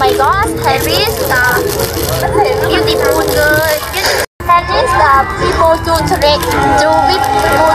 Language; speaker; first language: English; non-native, learner; Vietnamese